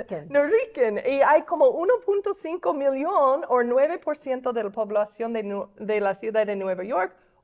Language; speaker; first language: Spanish; non-native, fluent; English